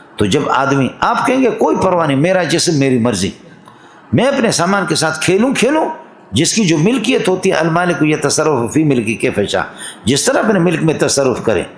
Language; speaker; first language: Urdu; non-native, local second language; Brahui